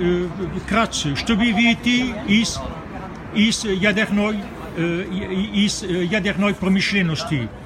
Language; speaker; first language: Russian; non-native, fluent; French